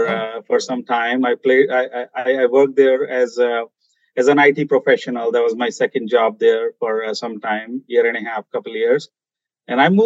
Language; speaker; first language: English; non-native, local second language; Hindi